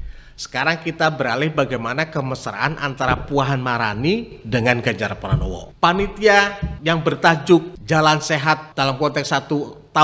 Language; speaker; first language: Indonesian; native; Indonesian